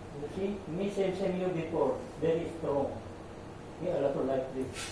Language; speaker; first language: English; non-native, learner; Filipino